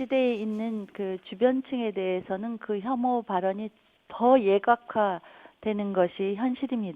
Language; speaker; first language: Korean; native; Korean